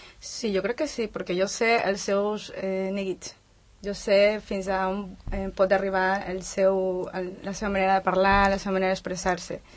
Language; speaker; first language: Catalan; non-native, fluent; Spanish